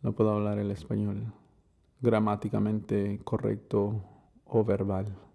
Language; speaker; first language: Spanish; non-native, learner; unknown